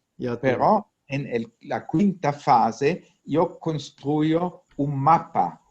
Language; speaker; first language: Spanish; non-native, fluent; Italian